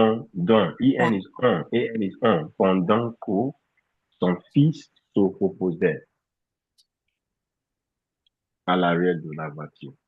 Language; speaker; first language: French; non-native, fluent; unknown